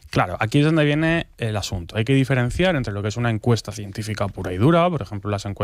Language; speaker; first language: Spanish; native; Spanish